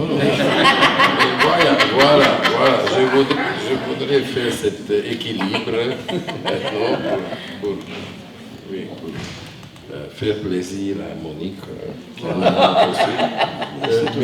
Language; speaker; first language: French; non-native, fluent; Hungarian